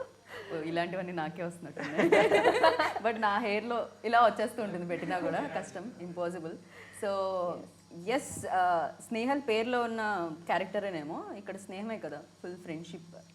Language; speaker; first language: Telugu; native; Telugu